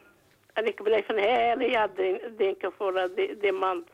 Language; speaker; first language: Dutch; non-native, learner; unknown